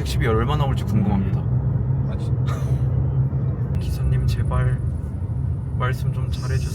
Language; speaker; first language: Korean; native; Korean